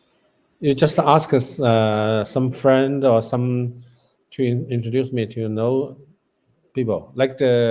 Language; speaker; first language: English; non-native, learner; Chinese